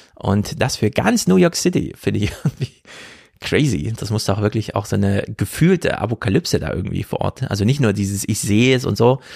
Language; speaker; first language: German; native; German